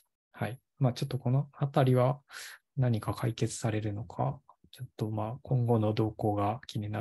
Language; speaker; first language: Japanese; native; Japanese